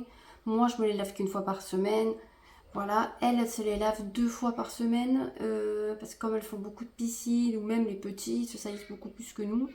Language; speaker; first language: French; native; French